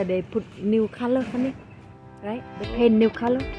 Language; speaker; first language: English; non-native, learner; Thai